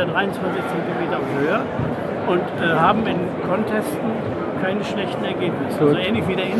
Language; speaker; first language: German; native; German